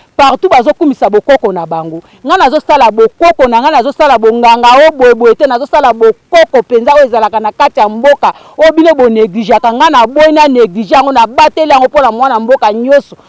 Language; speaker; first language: Lingala; non-native, local second language; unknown